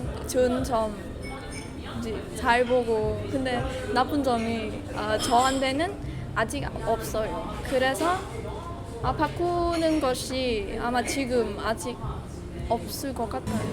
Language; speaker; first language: Korean; non-native, fluent; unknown